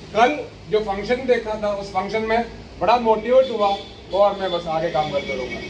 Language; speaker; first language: Hindi; non-native, local second language; Malayalam